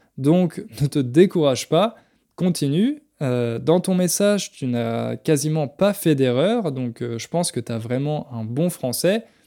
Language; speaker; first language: French; native; French